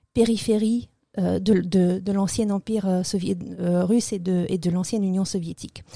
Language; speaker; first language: French; early bilingual, other home language; Russian